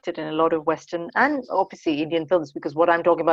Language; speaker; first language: English; non-native, local second language; Hindi